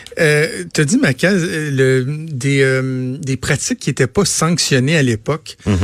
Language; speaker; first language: French; native; French